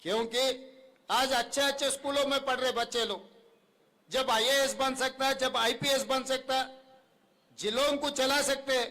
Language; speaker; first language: Hindi; non-native, local second language; Telugu